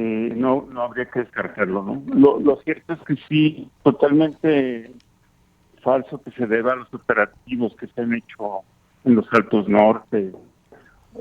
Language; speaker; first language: Spanish; native; Spanish